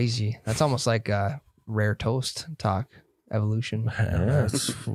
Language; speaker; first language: English; native; English